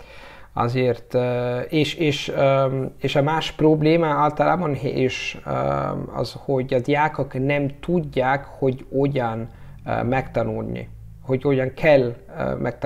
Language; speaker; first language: Hungarian; non-native, learner; Italian